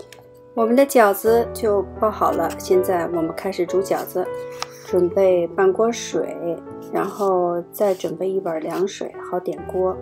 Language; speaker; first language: Chinese; native; Chinese